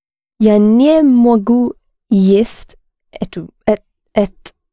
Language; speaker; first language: Russian; non-native, learner; English